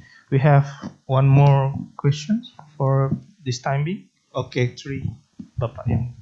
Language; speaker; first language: English; non-native, fluent; Indonesian